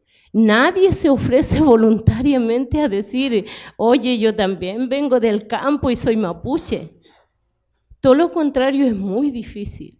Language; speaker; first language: Spanish; non-native, local second language; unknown